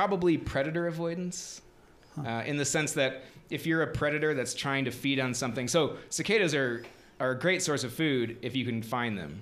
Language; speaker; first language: English; native; English